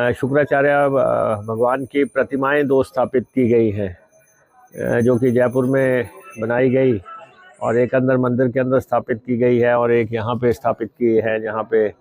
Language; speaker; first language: Hindi; native; Hindi